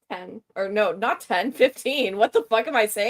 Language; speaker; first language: English; native; English